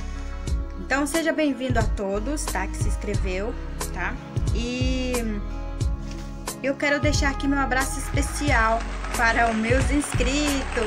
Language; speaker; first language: Portuguese; non-native, local second language; Guarani